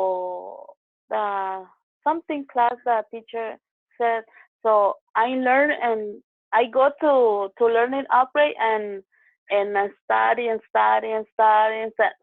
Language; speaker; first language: English; non-native, learner; Spanish